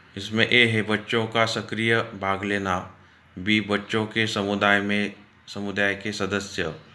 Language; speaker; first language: Hindi; non-native, local second language; Marathi